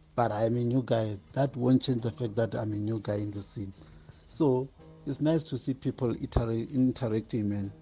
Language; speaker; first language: English; non-native, local second language; Northern Sotho